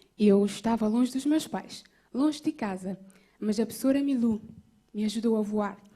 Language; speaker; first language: Portuguese; non-native, local second language; Kabuverdianu